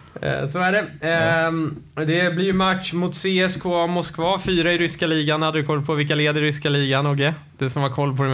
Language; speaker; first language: Swedish; native; Swedish